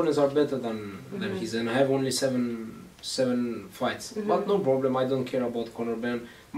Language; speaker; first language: English; non-native, learner; Greek